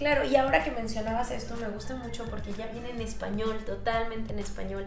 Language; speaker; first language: Spanish; native; Spanish